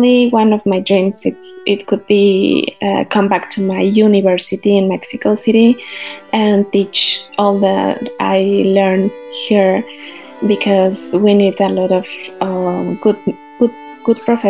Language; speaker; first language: English; non-native, learner; Spanish